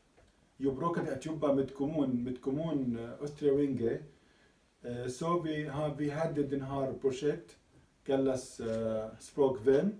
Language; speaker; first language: Swedish; non-native, learner; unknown